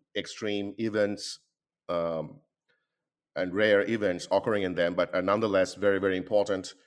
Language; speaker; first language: English; non-native, local second language; Bangla